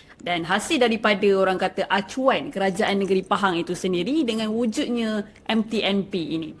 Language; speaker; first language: Malay; native; Malay